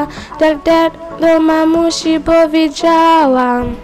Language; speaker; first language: Polish; non-native, learner; Haitian Creole